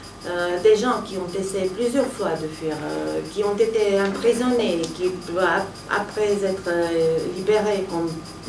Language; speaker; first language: French; non-native, fluent; Romanian